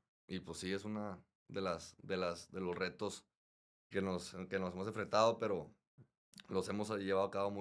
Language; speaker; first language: Spanish; native; Spanish